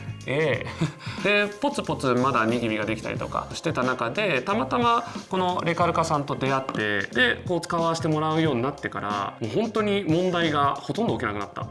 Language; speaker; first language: Japanese; native; Japanese